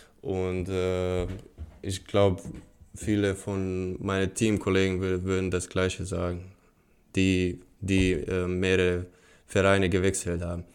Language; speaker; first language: German; non-native, fluent; Bosnian